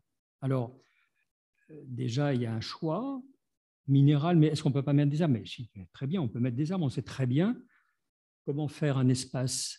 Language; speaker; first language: French; native; French